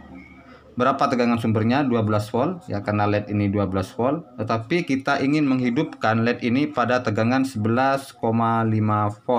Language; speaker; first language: Indonesian; native; Indonesian